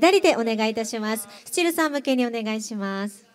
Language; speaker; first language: Japanese; native; Japanese